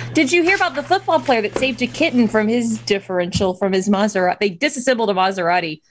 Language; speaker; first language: English; native; English